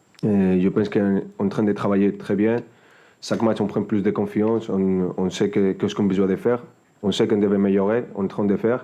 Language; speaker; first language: French; non-native, fluent; Spanish